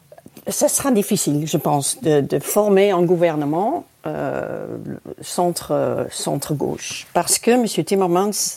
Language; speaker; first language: French; non-native, fluent; Dutch